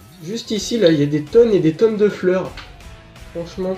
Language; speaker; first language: French; native; French